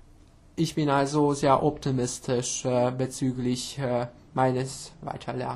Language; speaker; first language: German; non-native, fluent; Hungarian